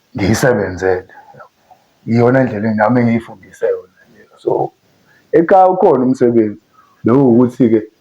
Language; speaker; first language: Zulu; native; Zulu